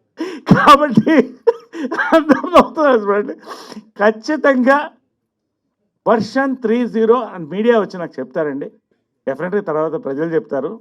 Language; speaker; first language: Telugu; native; Telugu